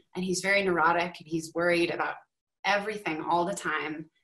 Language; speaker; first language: English; native; English